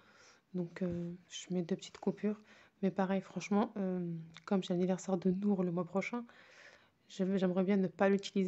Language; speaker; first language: French; native; French